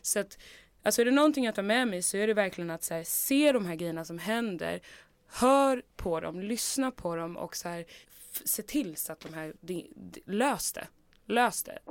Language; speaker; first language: Swedish; native; Swedish